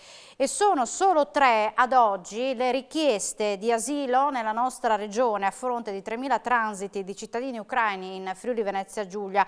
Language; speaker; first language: Italian; native; Italian